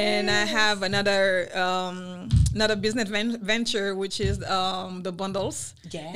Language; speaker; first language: English; non-native, fluent; Wolof